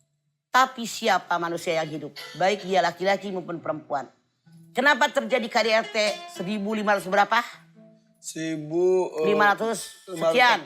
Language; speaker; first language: Indonesian; native; Indonesian